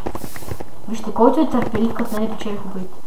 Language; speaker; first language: Bulgarian; native; Bulgarian